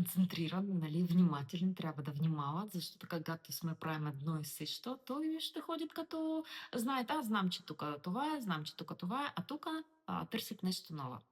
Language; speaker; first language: Bulgarian; non-native, learner; Russian